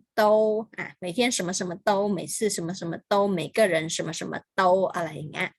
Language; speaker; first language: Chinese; non-native, fluent; Thai